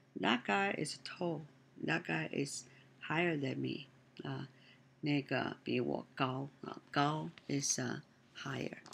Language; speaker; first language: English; non-native, learner; Chinese